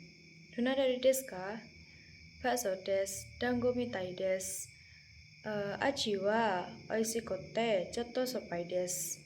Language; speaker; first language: Japanese; non-native, learner; Indonesian